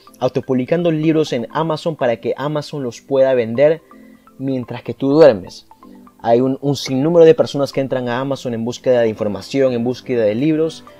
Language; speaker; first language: Spanish; native; Spanish